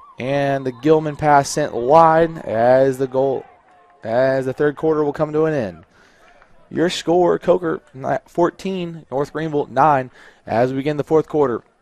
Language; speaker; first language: English; native; English